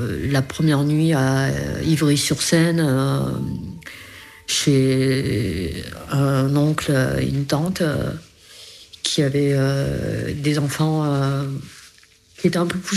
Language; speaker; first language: French; early bilingual, other home language; Korean